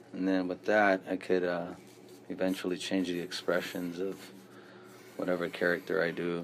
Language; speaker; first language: English; native; English